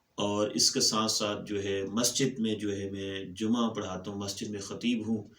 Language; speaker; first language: Urdu; non-native, local second language; Punjabi